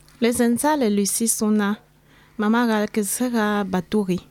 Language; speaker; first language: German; non-native, learner; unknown